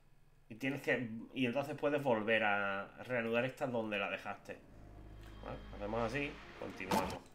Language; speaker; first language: Spanish; native; Spanish